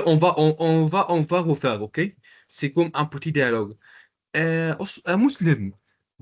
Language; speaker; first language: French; non-native, fluent; Arabic